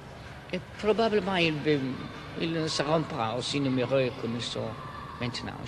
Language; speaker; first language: French; non-native, fluent; Italian